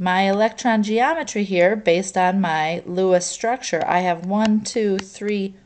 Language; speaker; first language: English; native; English